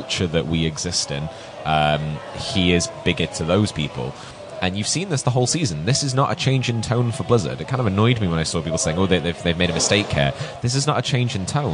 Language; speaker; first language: English; native; English